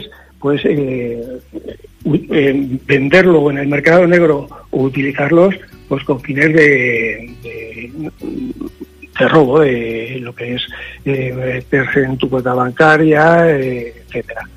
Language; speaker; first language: Spanish; native; Spanish